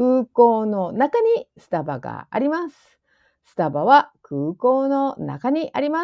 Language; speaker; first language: Japanese; non-native, fluent; English